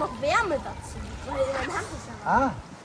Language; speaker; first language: German; native; German